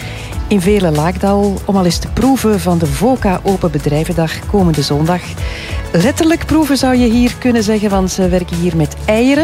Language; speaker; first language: Dutch; native; Dutch